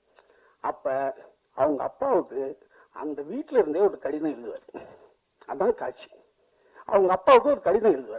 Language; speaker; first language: Tamil; native; Tamil